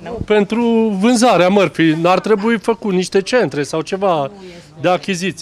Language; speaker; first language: Romanian; native; Romanian